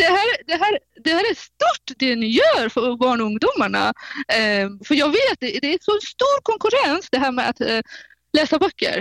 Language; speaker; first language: Swedish; non-native, fluent; Baluchi